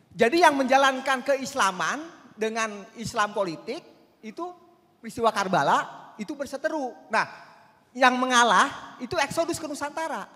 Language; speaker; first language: Indonesian; non-native, local second language; Sundanese